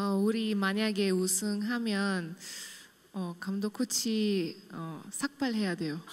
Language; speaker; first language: Korean; non-native, fluent; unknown